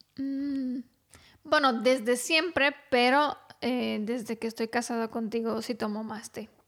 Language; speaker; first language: Spanish; non-native, fluent; Romanian